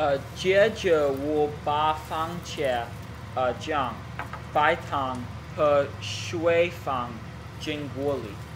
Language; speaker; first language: Chinese; non-native, learner; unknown